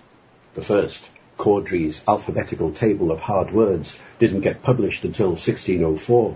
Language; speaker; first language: English; native; English